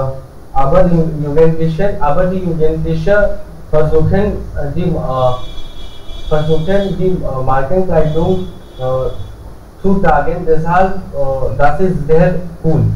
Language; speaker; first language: German; non-native, learner; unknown